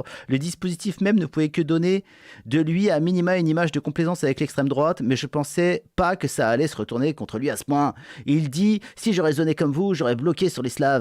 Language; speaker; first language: French; native; French